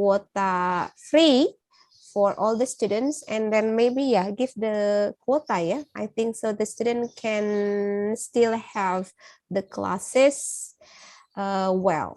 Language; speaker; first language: English; non-native, fluent; Indonesian